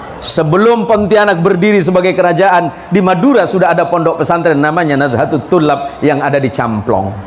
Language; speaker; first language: Indonesian; non-native, local second language; Madurese